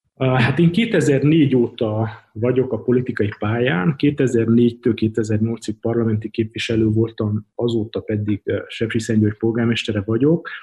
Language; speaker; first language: Hungarian; native; Hungarian